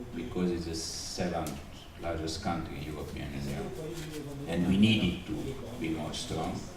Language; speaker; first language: English; non-native, learner; Hungarian